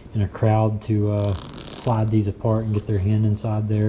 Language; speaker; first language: English; native; English